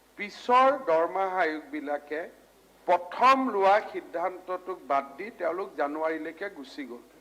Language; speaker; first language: Assamese; native; Assamese